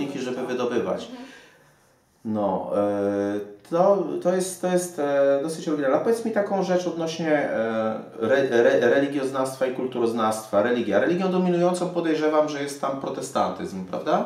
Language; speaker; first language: Polish; native; Polish